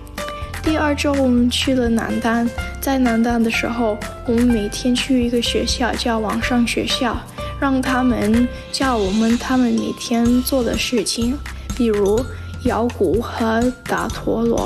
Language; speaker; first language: Chinese; non-native, learner; English